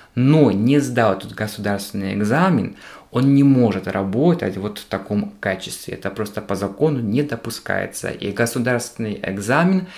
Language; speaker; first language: Russian; non-native, fluent; Polish